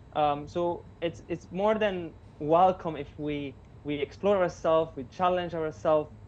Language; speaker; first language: English; non-native, fluent; Italian